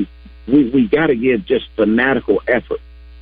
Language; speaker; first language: English; native; English